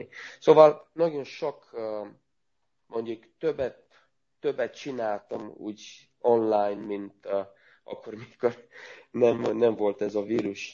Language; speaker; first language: Hungarian; non-native, learner; Romanian